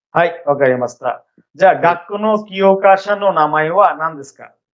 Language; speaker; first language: Japanese; non-native, fluent; Bangla